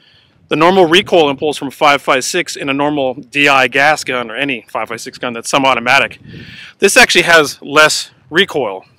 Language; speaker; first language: English; native; English